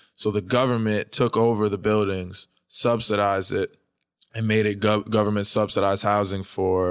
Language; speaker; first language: English; native; English